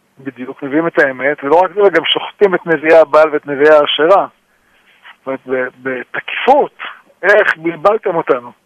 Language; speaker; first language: Hebrew; native; Hebrew